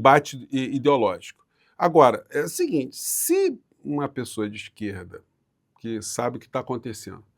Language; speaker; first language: Portuguese; native; Portuguese